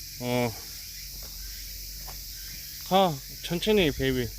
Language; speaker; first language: Korean; native; Korean